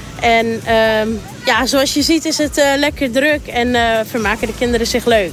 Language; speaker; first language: Dutch; native; Dutch